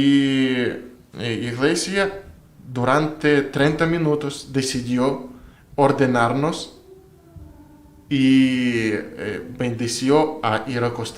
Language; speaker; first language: Spanish; non-native, learner; Russian